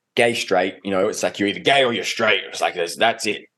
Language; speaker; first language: English; native; English